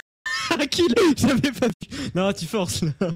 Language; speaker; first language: French; native; French